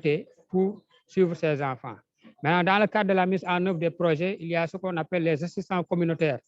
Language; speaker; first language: French; non-native, local second language; Wolof